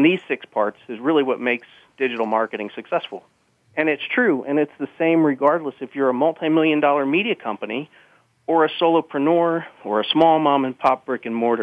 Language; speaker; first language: English; native; English